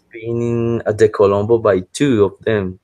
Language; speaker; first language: English; non-native, learner; Spanish